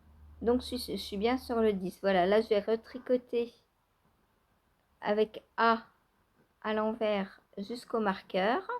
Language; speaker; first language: French; native; French